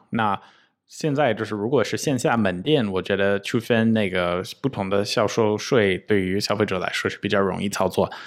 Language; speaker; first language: Chinese; non-native, fluent; English